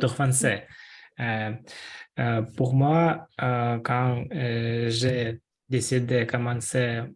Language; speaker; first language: French; non-native, learner; Russian